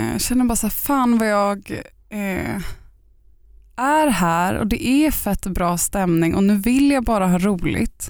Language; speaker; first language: Swedish; native; Swedish